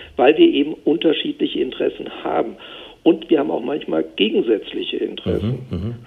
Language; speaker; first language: German; native; German